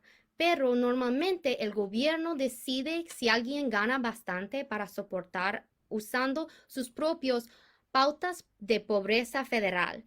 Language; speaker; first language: Spanish; non-native, fluent; English